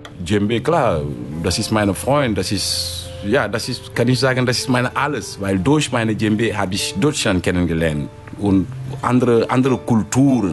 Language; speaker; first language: German; non-native, fluent; Wolof